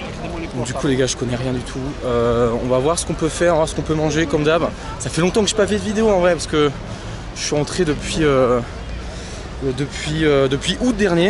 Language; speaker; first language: French; native; French